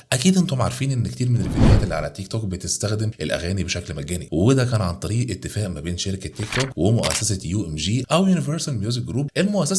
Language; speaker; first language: Arabic; native; Arabic